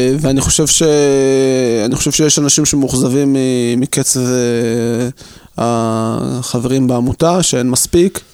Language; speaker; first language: Hebrew; native; Hebrew